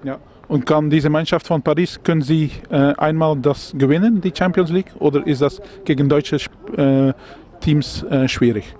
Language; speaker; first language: German; non-native, learner; Dutch